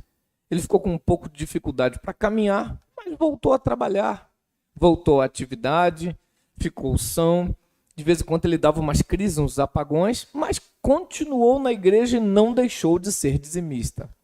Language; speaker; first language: Portuguese; native; Portuguese